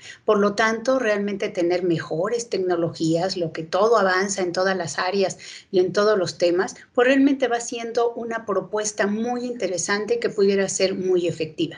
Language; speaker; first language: Spanish; native; Spanish